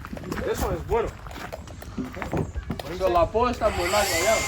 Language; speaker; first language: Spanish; non-native, learner; English